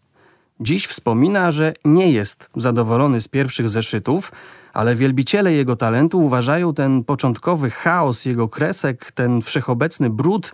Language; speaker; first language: Polish; native; Polish